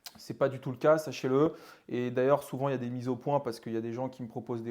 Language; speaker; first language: French; native; French